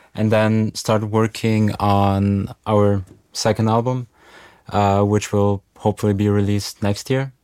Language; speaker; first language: English; non-native, fluent; Macedonian